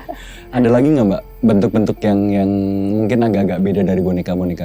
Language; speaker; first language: Indonesian; native; Indonesian